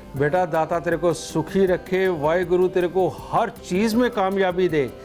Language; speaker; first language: Hindi; native; Hindi